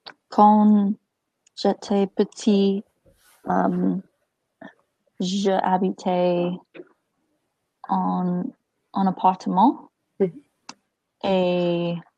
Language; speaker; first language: French; non-native, learner; English